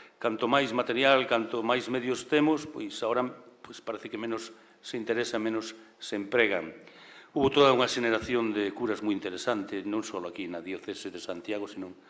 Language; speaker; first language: Galician; native; Galician